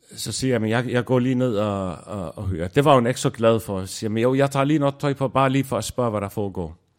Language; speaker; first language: Danish; non-native, fluent; Arabic